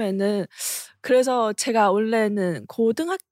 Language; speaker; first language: Korean; non-native, fluent; Chinese